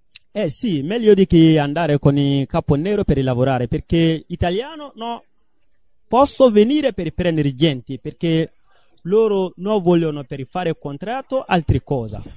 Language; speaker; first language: Italian; non-native, learner; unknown